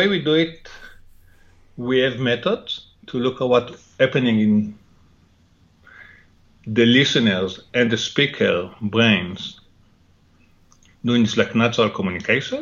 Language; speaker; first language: English; non-native, fluent; Hebrew